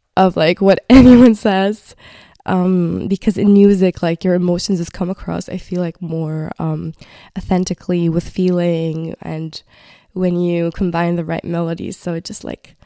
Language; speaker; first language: English; non-native, fluent; Arabic